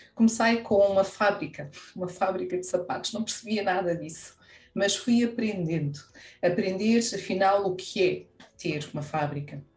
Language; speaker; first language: Portuguese; native; Portuguese